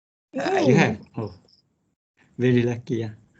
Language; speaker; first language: English; non-native, local second language; Malay